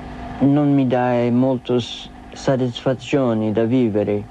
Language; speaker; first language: Italian; non-native, learner; English